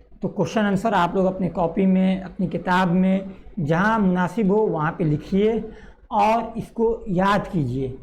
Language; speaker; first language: Urdu; native; Urdu